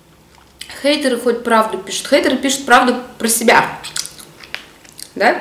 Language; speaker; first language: Russian; native; Russian